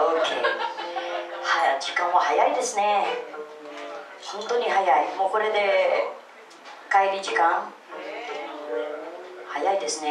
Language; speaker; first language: Japanese; non-native, fluent; Filipino